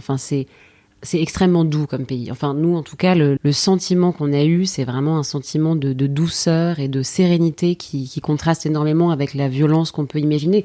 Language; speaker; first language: French; native; French